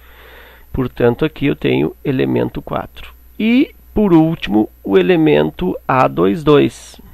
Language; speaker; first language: Portuguese; native; Portuguese